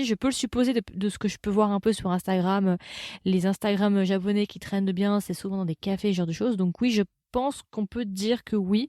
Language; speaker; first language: French; native; French